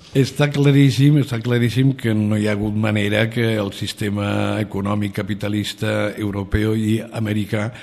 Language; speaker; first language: Catalan; non-native, local second language; Spanish